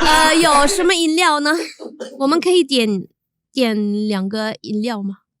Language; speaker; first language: Chinese; non-native, learner; Indonesian